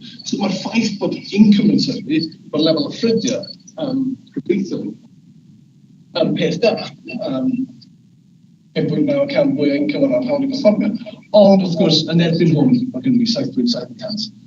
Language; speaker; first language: Welsh; native; Welsh